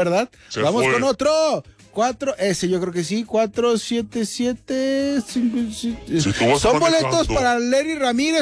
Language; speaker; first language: Spanish; native; Spanish